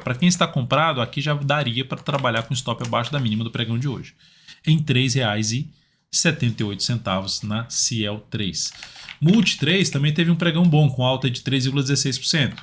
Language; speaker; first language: Portuguese; native; Portuguese